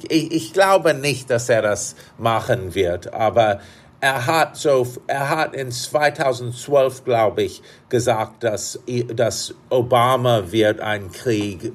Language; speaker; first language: German; non-native, fluent; English